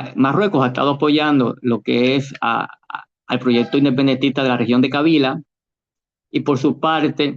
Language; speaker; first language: Spanish; native; Spanish